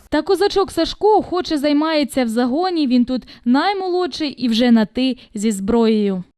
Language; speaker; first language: Ukrainian; native; Ukrainian